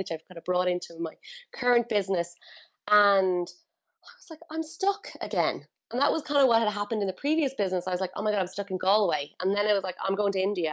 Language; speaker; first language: English; native; English